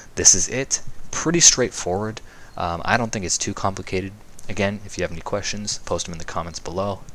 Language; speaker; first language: English; native; English